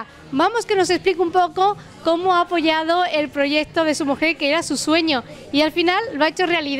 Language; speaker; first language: Spanish; native; Spanish